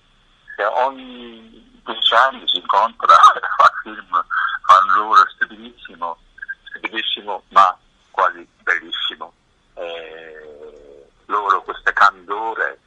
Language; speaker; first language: Italian; non-native, fluent; Japanese